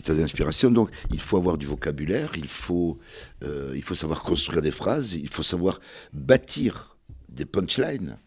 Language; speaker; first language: French; early bilingual, other home language; Kabyle